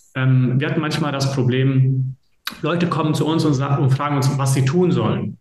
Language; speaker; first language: German; early bilingual, other home language; Serbian